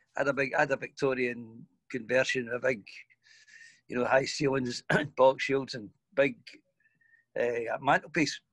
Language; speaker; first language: English; native; English